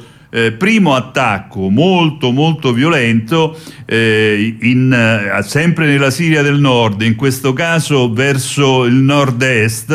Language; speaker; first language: Italian; native; Italian